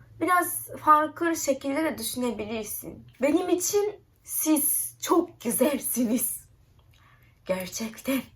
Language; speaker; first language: Turkish; non-native, learner; Japanese